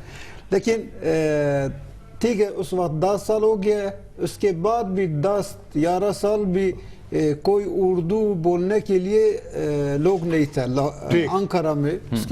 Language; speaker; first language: Hindi; non-native, learner; Turkish